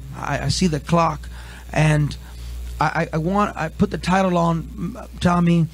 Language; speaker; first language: English; native; English